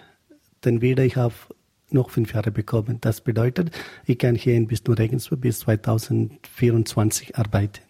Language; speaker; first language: German; non-native, learner; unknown